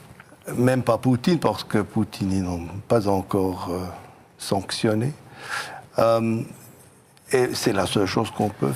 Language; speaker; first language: French; non-native, local second language; German